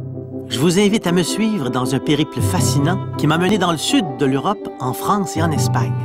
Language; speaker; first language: French; native; French